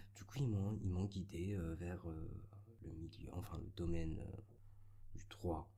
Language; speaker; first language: French; non-native, local second language; Arabic